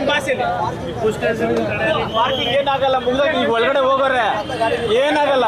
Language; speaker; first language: Kannada; native; Kannada